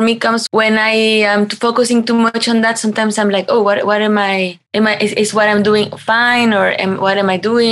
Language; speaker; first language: English; non-native, fluent; Spanish